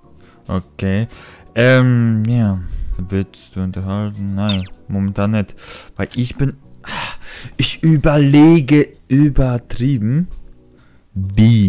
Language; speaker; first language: German; non-native, fluent; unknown